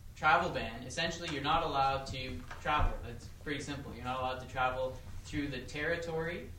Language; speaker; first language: English; native; English